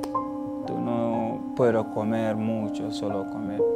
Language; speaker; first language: Spanish; non-native, learner; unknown